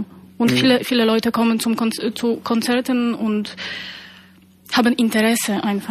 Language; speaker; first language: German; non-native, fluent; Polish